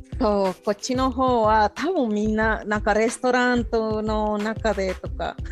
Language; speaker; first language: Japanese; non-native, fluent; Spanish